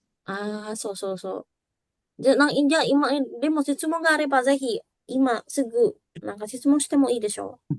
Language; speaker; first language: Japanese; non-native, fluent; Indonesian